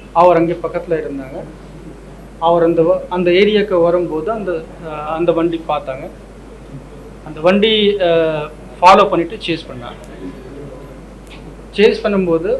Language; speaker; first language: Tamil; non-native, local second language; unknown